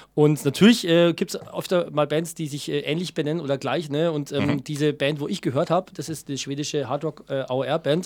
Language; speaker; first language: German; native; German